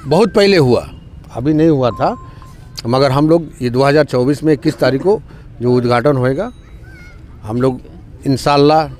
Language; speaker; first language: Hindi; native; Hindi